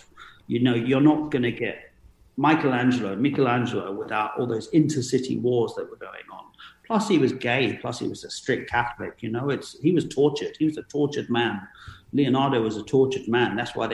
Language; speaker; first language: English; native; English